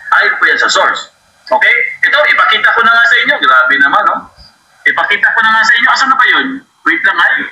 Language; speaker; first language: Filipino; non-native, local second language; Cebuano